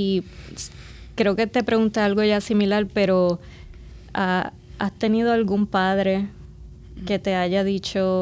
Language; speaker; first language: Spanish; native; Spanish